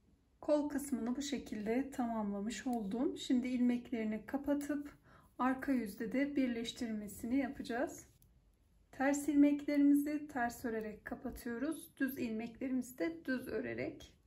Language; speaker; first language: Turkish; native; Turkish